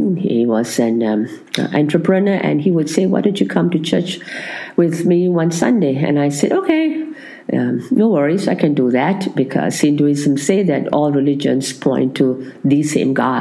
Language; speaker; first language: English; non-native, local second language; Tamil